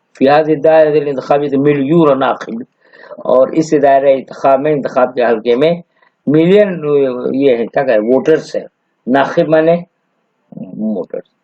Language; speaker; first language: Urdu; native; Urdu